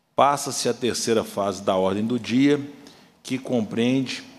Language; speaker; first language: Portuguese; native; Portuguese